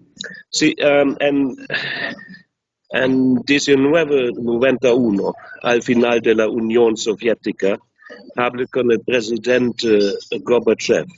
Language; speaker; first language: Spanish; non-native, learner; German